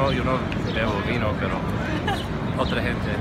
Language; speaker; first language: Spanish; non-native, fluent; English